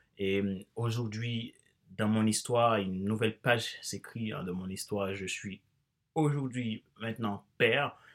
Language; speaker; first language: French; non-native, local second language; Haitian Creole